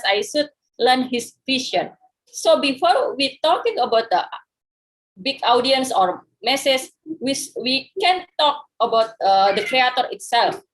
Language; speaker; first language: English; non-native, fluent; Indonesian